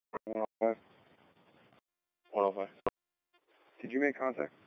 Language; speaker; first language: English; native; English